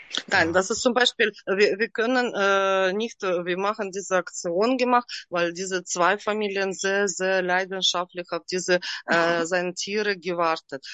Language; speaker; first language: German; non-native, fluent; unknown